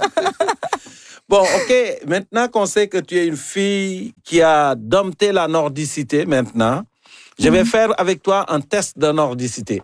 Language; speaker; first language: French; native; French